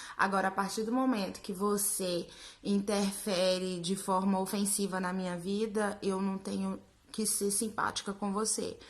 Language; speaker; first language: Portuguese; native; Portuguese